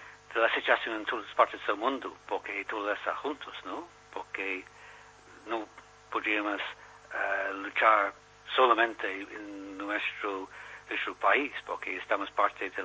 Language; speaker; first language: Spanish; non-native, learner; English